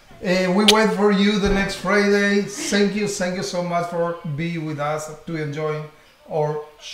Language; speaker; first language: English; non-native, learner; Spanish